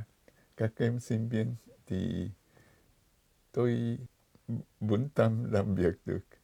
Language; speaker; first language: Vietnamese; non-native, fluent; Japanese